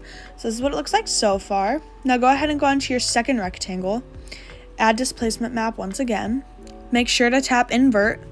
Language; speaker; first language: English; native; English